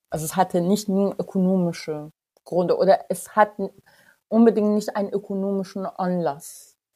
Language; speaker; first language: German; non-native, fluent; Persian